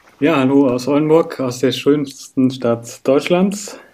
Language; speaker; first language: German; native; German